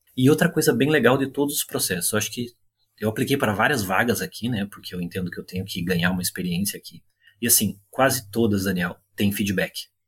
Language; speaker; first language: Portuguese; native; Portuguese